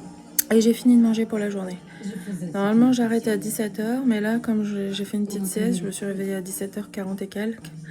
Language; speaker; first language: French; native; French